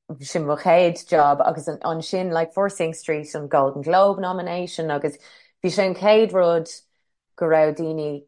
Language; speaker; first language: Irish; non-native, local second language; English